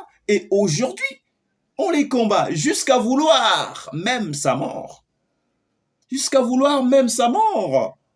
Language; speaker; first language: French; non-native, local second language; Lingala